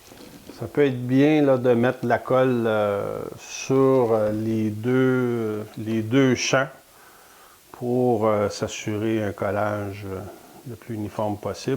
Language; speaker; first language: French; native; French